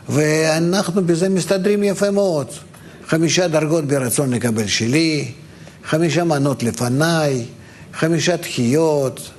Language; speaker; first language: Hebrew; non-native, fluent; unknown